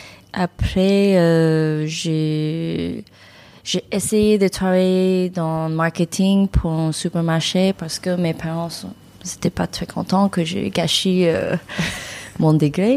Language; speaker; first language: French; non-native, fluent; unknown